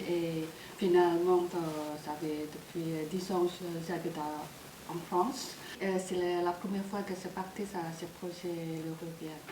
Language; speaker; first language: French; non-native, fluent; Indonesian